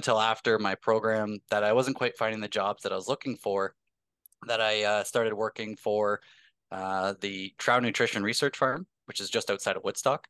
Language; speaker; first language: English; native; English